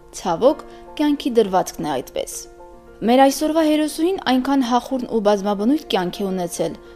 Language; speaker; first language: Armenian; native; Armenian